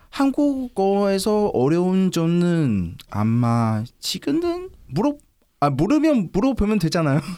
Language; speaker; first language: Korean; non-native, learner; Chinese